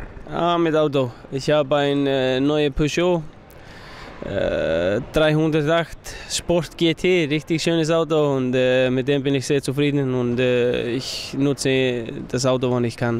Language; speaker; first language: German; non-native, fluent; Icelandic